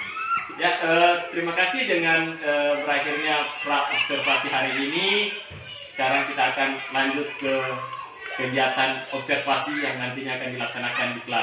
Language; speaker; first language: Indonesian; native; Indonesian